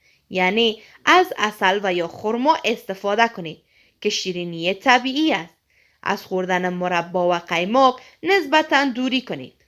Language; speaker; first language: Persian; native; Persian